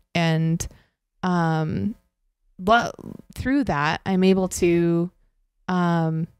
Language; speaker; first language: English; native; English